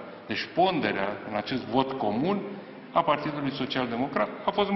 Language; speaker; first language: Romanian; native; Romanian